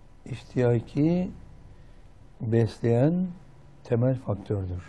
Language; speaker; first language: Turkish; native; Turkish